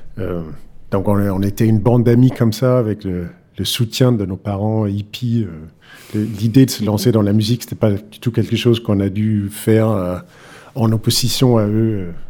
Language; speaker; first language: French; non-native, fluent; Danish